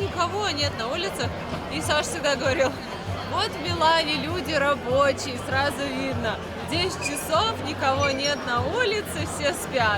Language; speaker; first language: Russian; native; Russian